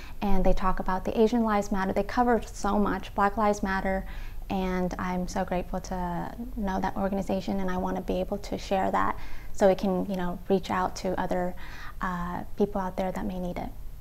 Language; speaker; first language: English; early bilingual, other home language; Vietnamese